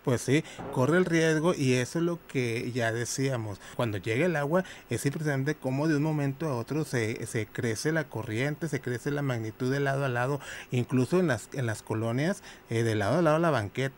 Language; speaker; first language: Spanish; native; Spanish